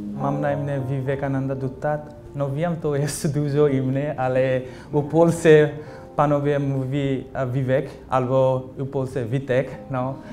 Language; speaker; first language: Polish; non-native, learner; Assamese